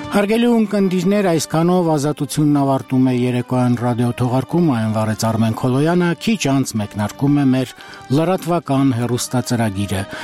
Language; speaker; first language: Armenian; native; Armenian